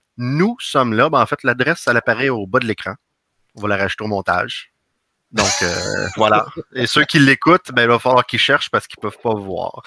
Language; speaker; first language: French; native; French